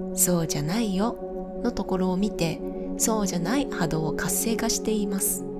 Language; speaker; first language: Japanese; non-native, fluent; Chinese